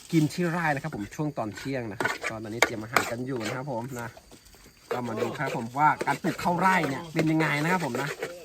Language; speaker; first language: Thai; non-native, local second language; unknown